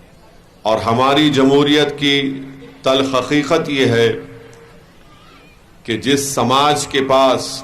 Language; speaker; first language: Urdu; native; Urdu